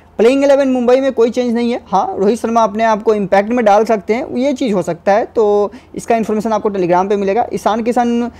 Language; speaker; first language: Hindi; native; Hindi